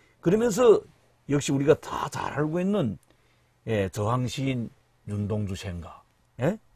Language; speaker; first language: Korean; native; Korean